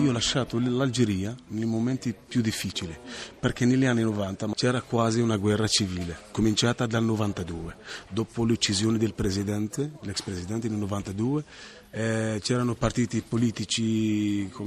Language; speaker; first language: Italian; non-native, fluent; Arabic